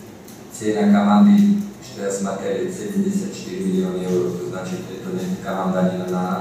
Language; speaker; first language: Russian; non-native, learner; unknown